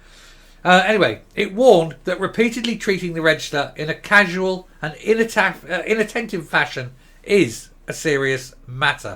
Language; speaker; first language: English; native; English